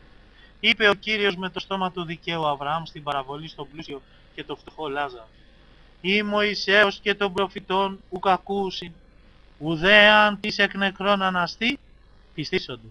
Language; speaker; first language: Greek; native; Greek